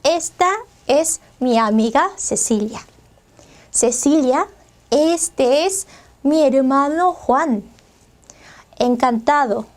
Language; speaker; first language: Spanish; non-native, fluent; Korean